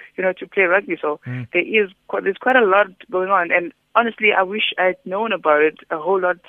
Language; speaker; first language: English; non-native, local second language; Xhosa